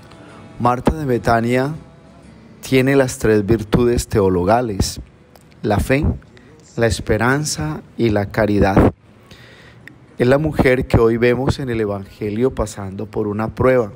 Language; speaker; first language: Spanish; native; Spanish